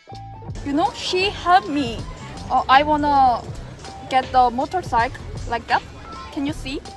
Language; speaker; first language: English; non-native, learner; Korean